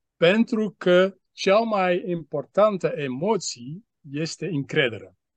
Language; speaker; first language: Romanian; non-native, fluent; Dutch